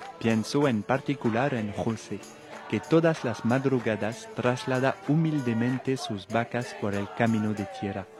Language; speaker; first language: Spanish; non-native, fluent; French